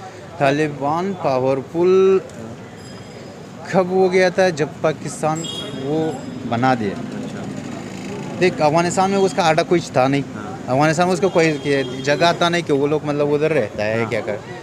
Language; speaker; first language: Hindi; non-native, learner; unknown